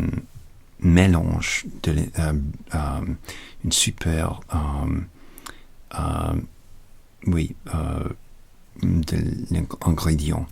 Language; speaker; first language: French; non-native, learner; English